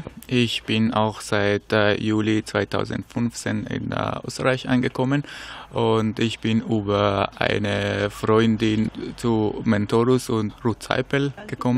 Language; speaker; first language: German; non-native, learner; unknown